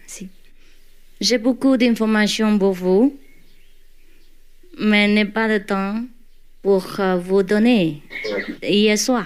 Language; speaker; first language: French; non-native, learner; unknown